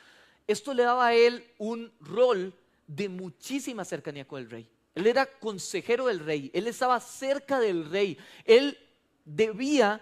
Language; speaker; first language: Spanish; native; Spanish